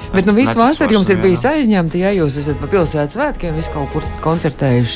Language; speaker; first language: Latvian; native; Latvian